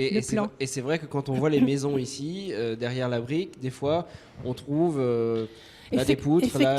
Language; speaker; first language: French; native; French